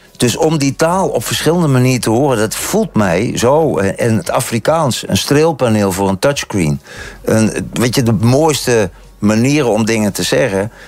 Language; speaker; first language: Dutch; native; Dutch